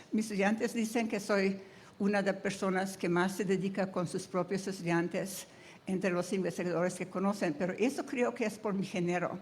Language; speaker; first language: Spanish; non-native, fluent; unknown